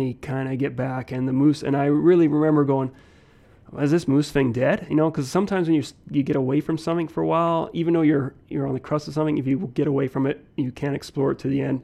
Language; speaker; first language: English; native; English